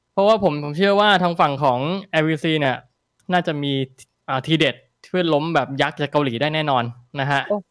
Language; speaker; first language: Thai; native; Thai